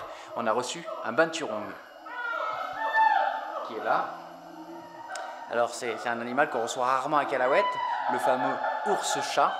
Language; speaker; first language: French; native; French